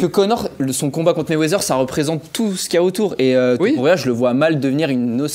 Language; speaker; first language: French; native; French